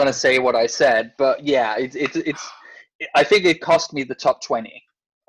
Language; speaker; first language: English; non-native, fluent; Danish